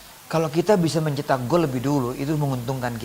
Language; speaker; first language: Indonesian; native; Indonesian